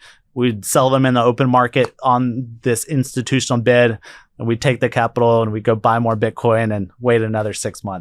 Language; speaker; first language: English; native; English